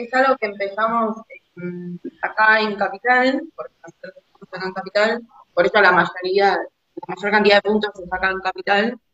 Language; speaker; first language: Spanish; native; Spanish